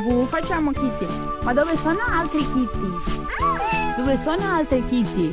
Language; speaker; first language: Italian; non-native, learner; Russian